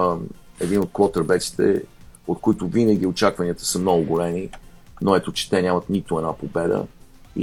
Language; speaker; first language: Bulgarian; native; Bulgarian